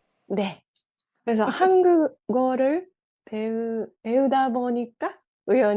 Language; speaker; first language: Korean; non-native, fluent; Japanese